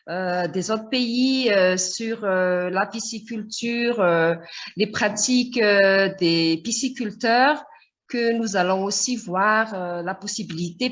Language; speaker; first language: French; non-native, local second language; Malagasy